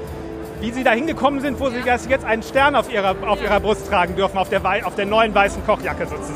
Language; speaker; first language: German; native; German